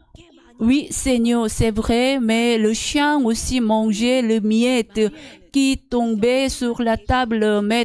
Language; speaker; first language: French; non-native, learner; Korean